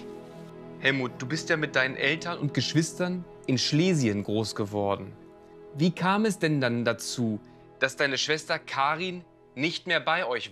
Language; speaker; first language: German; native; German